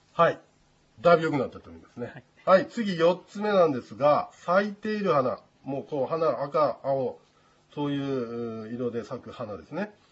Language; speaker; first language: Japanese; native; Japanese